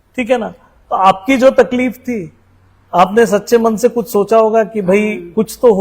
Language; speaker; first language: Hindi; native; Hindi